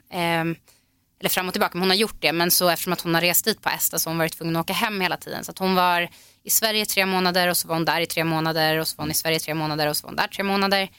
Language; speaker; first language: Swedish; native; Swedish